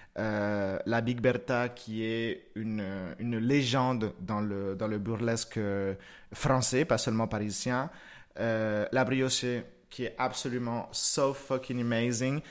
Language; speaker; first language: French; non-native, fluent; Spanish